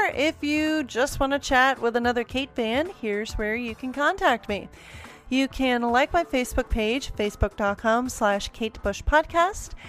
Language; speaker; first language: English; native; English